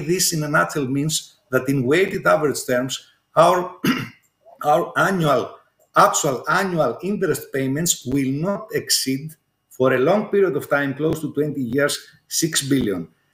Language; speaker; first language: English; non-native, fluent; Greek